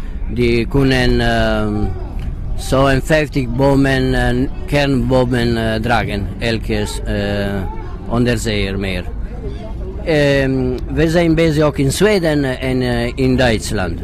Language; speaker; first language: Dutch; non-native, learner; Italian